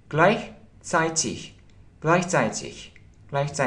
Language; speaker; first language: German; non-native, fluent; Russian